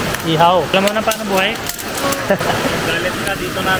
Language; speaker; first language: Filipino; non-native, learner; Punjabi